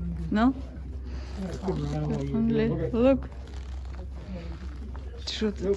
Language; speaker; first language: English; non-native, learner; Russian